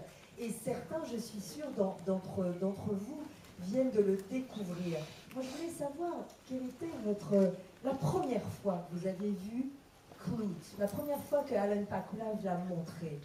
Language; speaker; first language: French; native; French